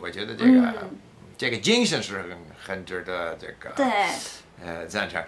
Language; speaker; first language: Chinese; non-native, fluent; English